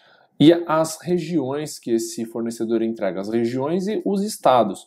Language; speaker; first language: Portuguese; native; Portuguese